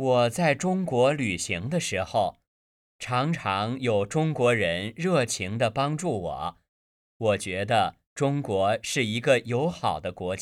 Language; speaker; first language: Chinese; native; Chinese